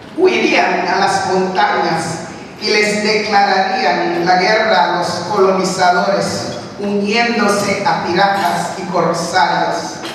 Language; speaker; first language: Spanish; non-native, local second language; English